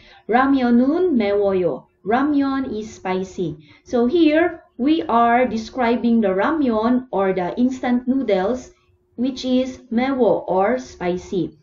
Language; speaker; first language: English; non-native, local second language; Cebuano